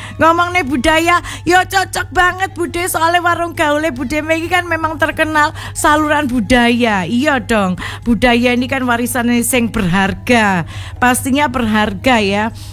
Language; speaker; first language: Indonesian; native; Indonesian